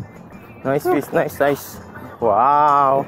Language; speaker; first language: English; non-native, learner; Indonesian